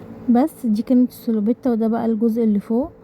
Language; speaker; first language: Arabic; native; Arabic